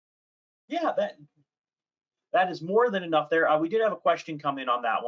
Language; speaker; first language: English; native; English